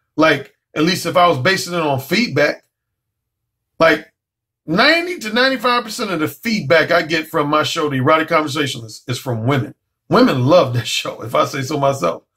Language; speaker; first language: English; native; English